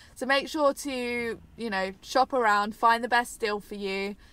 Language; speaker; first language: English; native; English